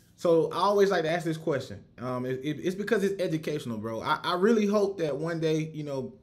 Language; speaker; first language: English; native; English